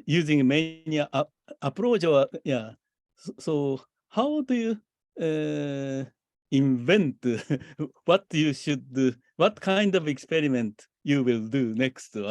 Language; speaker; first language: English; non-native, fluent; Japanese